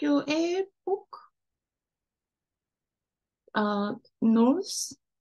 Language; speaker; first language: Korean; non-native, learner; Japanese